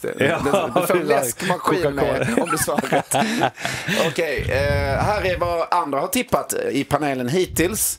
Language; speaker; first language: Swedish; native; Swedish